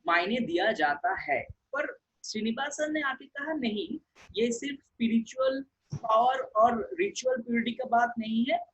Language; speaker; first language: Hindi; non-native, local second language; Bangla